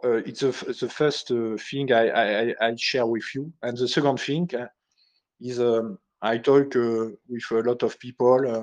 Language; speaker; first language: English; non-native, learner; French